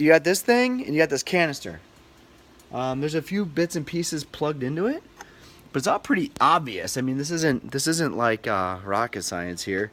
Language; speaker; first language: English; native; English